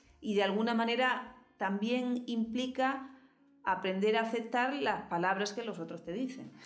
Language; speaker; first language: Spanish; native; Spanish